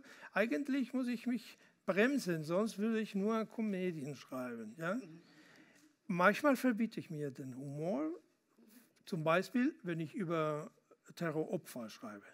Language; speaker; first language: German; non-native, fluent; Spanish